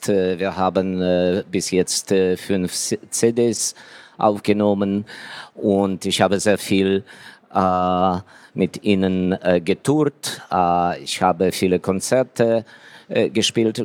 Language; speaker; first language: German; non-native, fluent; Ukrainian